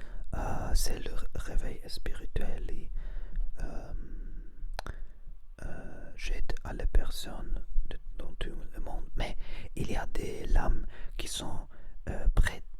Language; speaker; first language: French; non-native, learner; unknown